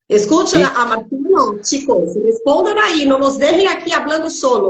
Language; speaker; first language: Spanish; non-native, fluent; Portuguese